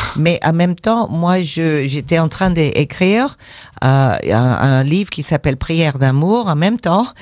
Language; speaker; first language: French; non-native, fluent; English